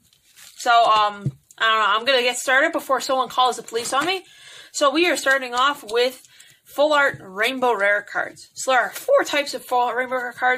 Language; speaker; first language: English; native; English